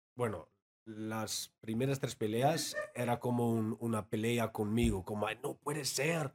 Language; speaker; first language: Spanish; non-native, learner; Dutch